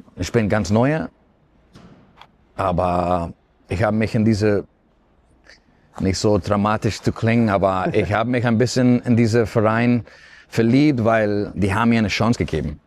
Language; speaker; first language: German; non-native, fluent; Spanish